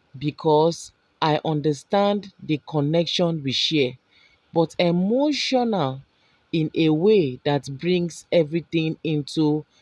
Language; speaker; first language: Nigerian Pidgin; native; Nigerian Pidgin